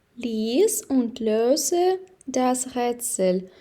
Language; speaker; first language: German; non-native, fluent; Ukrainian